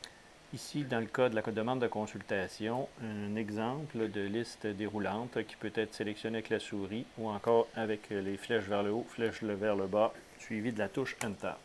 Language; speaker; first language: French; native; French